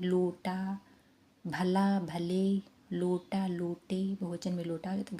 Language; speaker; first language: Hindi; native; Hindi